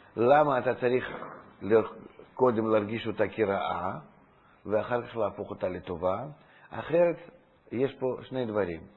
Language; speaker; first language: Hebrew; non-native, fluent; Russian